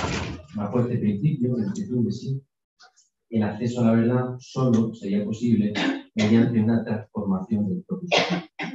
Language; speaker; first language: Spanish; native; Spanish